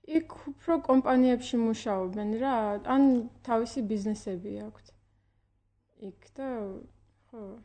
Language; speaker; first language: Georgian; early bilingual, heritage; Georgian